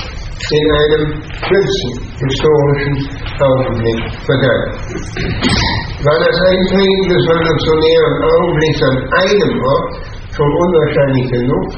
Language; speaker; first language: German; native; German